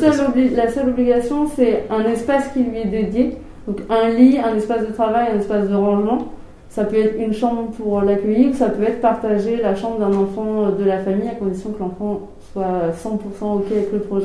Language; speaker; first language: French; native; French